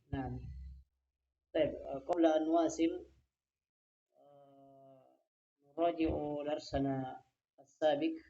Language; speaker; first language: Arabic; non-native, fluent; Indonesian